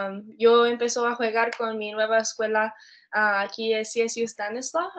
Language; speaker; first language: Spanish; early bilingual, heritage; Spanish